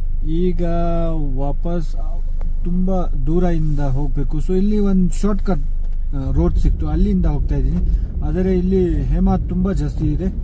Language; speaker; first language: Kannada; non-native, fluent; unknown